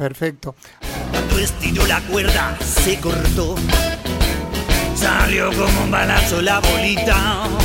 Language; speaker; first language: Spanish; native; Spanish